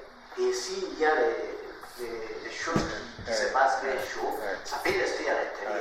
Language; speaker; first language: French; non-native, learner; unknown